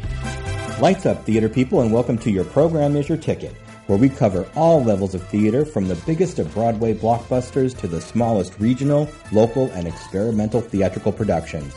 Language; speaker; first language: English; native; English